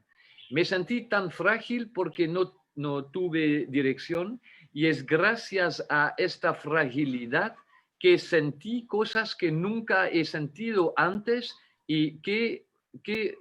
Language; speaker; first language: Spanish; non-native, fluent; French